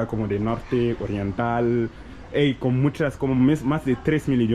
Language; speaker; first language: Spanish; non-native, local second language; French